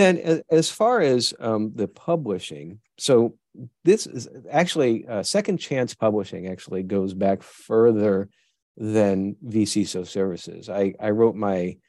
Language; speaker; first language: English; native; English